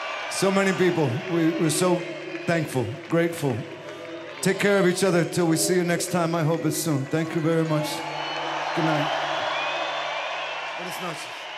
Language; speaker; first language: English; native; English